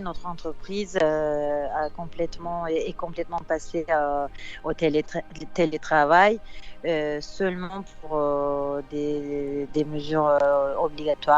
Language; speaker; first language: French; non-native, fluent; Turkish